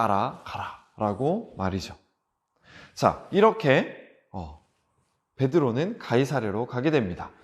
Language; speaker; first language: Korean; native; Korean